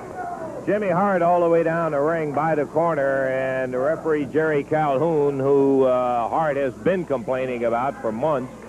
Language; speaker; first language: English; native; English